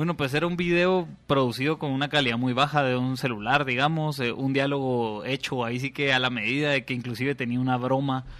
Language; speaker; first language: Spanish; native; Spanish